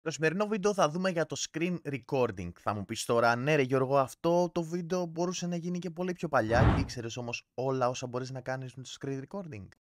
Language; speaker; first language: Greek; native; Greek